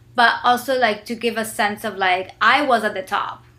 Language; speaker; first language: English; non-native, fluent; Italian